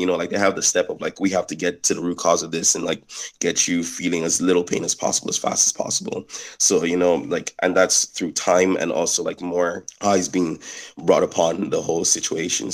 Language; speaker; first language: English; native; English